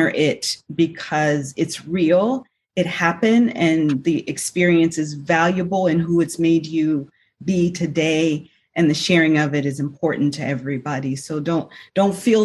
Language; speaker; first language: English; native; English